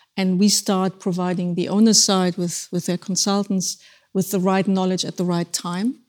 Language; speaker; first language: English; non-native, fluent; German